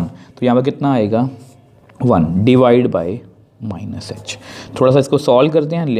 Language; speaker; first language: Hindi; native; Hindi